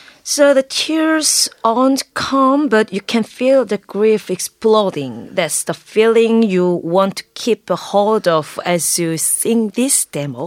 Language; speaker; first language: English; non-native, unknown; Korean